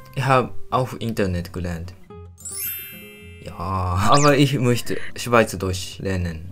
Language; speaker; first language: German; non-native, learner; Japanese